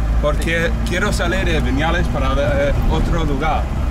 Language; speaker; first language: Spanish; non-native, learner; English